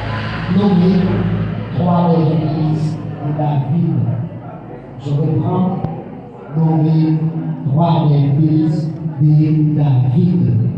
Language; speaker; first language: French; non-native, local second language; Haitian Creole